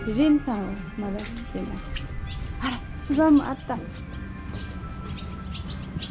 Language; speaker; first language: Japanese; non-native, fluent; Nepali